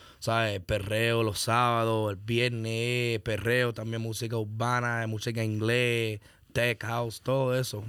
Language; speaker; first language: Spanish; early bilingual, heritage; Spanish